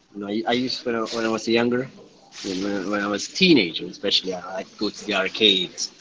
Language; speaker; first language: English; non-native, local second language; Malay